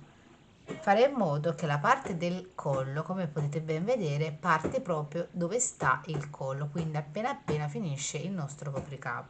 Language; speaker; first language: Italian; native; Italian